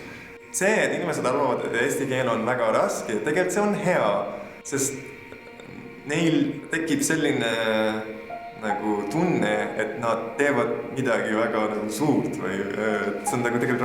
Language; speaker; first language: Estonian; non-native, learner; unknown